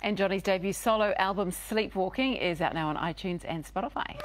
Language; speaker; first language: English; native; English